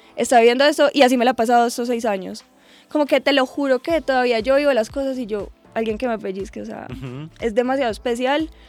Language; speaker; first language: Spanish; native; Spanish